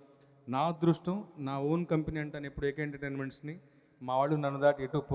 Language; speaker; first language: Telugu; native; Telugu